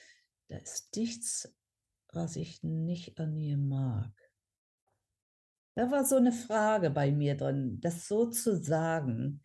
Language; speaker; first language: German; non-native, fluent; English